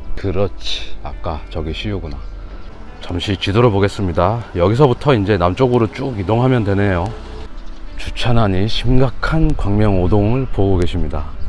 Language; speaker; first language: Korean; native; Korean